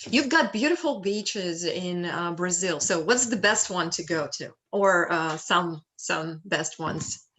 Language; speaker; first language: English; non-native, fluent; Russian